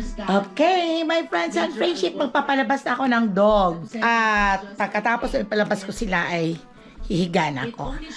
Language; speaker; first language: Filipino; non-native, local second language; Cebuano